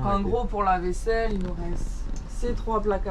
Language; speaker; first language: French; native; French